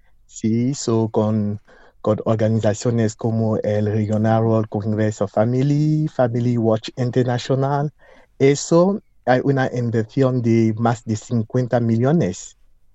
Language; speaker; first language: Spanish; non-native, fluent; English